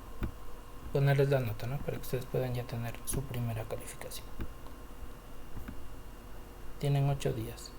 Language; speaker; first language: Spanish; native; Spanish